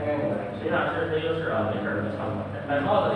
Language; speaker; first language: Chinese; native; Chinese